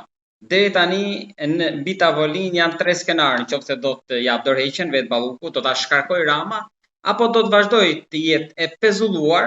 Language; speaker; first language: Albanian; native; Albanian